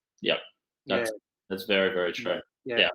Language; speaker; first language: English; native; English